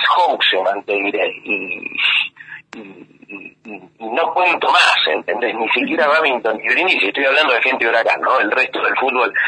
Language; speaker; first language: Spanish; native; Spanish